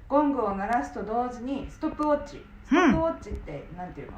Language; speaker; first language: Japanese; native; Japanese